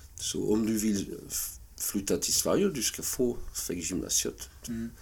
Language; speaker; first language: Swedish; non-native, fluent; French